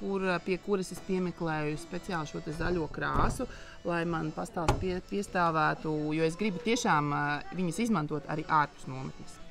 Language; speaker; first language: Latvian; native; Latvian